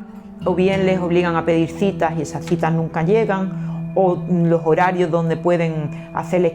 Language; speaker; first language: Spanish; native; Spanish